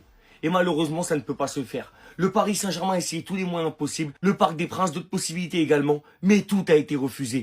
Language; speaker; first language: French; native; French